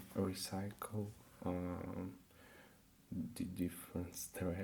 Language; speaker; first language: English; non-native, learner; Russian